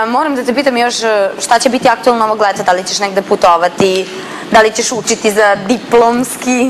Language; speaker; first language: Croatian; native; Croatian